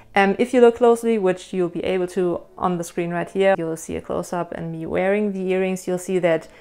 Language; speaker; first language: English; non-native, fluent; German